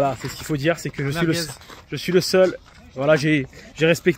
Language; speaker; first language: French; native; French